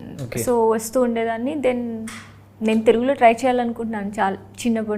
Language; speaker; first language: Telugu; non-native, local second language; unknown